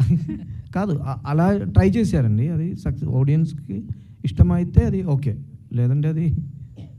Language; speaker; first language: Telugu; non-native, local second language; Malayalam